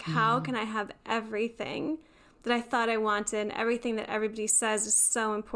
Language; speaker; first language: English; native; English